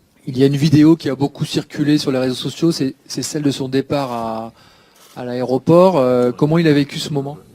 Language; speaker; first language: French; native; French